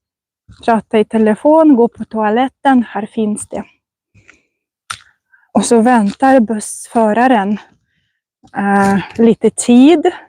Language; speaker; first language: Swedish; non-native, fluent; Russian